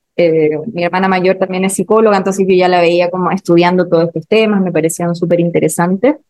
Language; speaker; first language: Spanish; native; Spanish